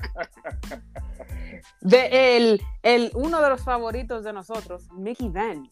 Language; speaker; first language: Spanish; early bilingual, heritage; Spanish